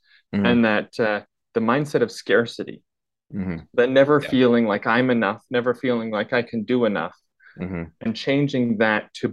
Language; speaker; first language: English; native; English